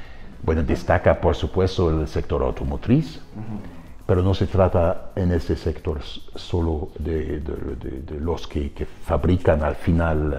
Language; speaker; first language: Spanish; non-native, fluent; German